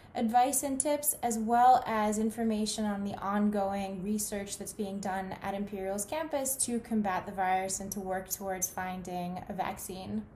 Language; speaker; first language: English; native; English